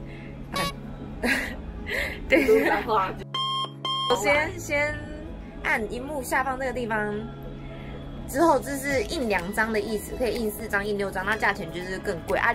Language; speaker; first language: Chinese; native; Chinese